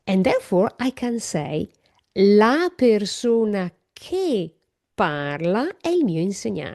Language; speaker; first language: Italian; non-native, learner; English